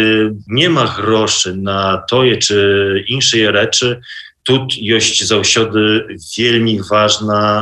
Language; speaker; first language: Belarusian; non-native, local second language; Polish